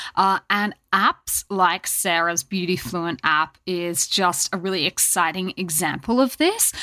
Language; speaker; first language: English; native; English